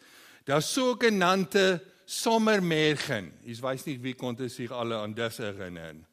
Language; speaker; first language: German; non-native, learner; Afrikaans